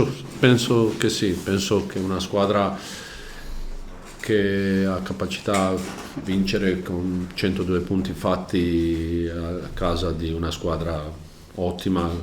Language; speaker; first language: Italian; non-native, learner; Croatian